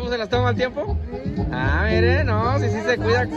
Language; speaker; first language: Spanish; native; Spanish